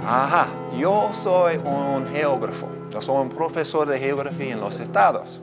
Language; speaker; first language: Spanish; non-native, learner; English